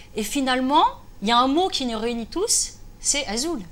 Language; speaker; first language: French; native; French